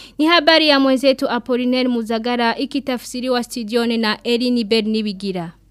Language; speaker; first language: Swahili; non-native, local second language; Rundi